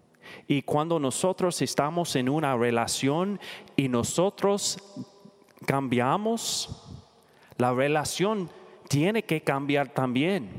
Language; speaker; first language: Spanish; non-native, learner; English